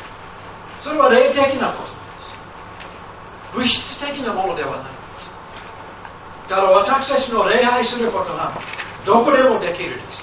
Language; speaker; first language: Japanese; non-native, fluent; English